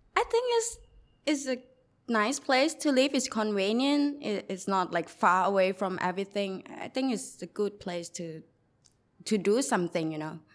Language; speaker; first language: English; non-native, learner; Thai